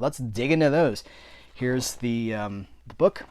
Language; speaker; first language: English; native; English